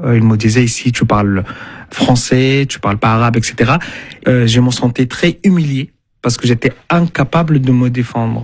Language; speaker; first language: French; non-native, fluent; Arabic